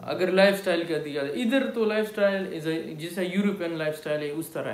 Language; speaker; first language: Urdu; non-native, local second language; Pashto